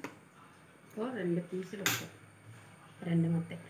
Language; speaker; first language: Malayalam; non-native, learner; Tamil